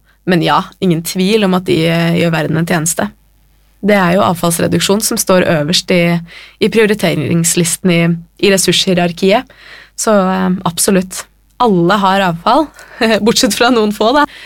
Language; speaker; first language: Norwegian; native; Norwegian